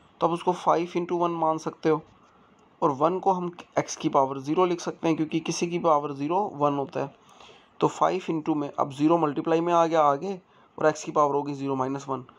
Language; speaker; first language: Hindi; native; Hindi